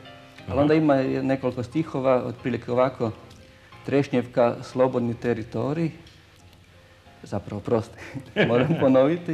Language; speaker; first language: Croatian; native; Croatian